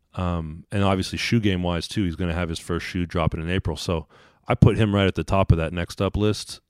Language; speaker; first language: English; native; English